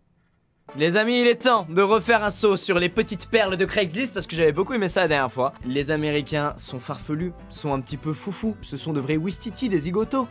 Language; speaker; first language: French; native; French